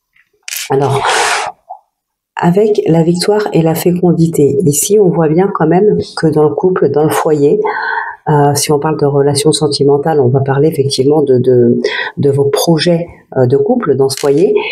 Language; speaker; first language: French; native; French